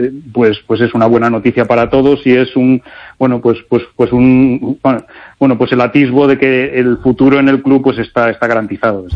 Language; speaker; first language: Spanish; native; Spanish